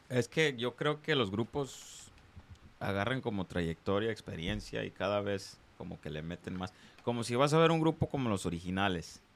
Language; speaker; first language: Spanish; early bilingual, heritage; Spanish